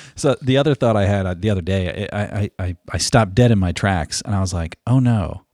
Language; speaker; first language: English; native; English